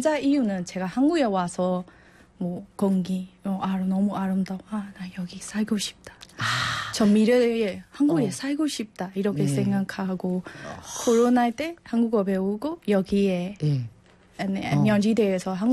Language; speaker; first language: Korean; non-native, learner; Burmese